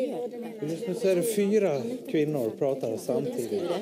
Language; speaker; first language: Swedish; native; Swedish